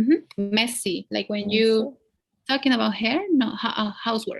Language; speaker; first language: English; non-native, fluent; Spanish